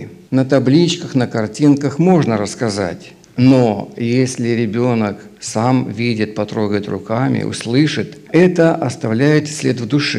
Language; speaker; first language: Russian; native; Russian